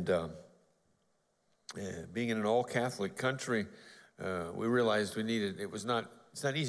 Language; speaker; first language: English; native; English